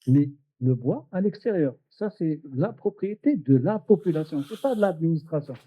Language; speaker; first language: French; non-native, local second language; Arabic